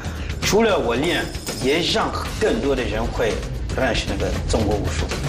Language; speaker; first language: Chinese; non-native, fluent; French